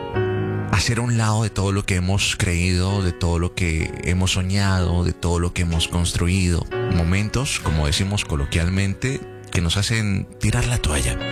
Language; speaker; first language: Spanish; native; Spanish